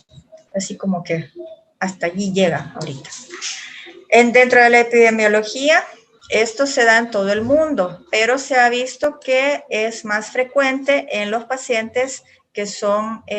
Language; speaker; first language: Spanish; native; Spanish